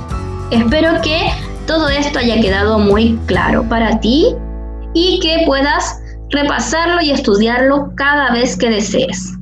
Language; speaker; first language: Spanish; native; Spanish